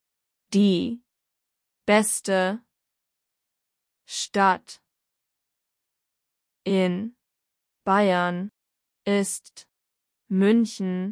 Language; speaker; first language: German; non-native, learner; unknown